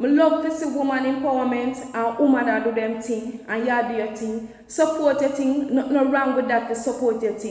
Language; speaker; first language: English; non-native, local second language; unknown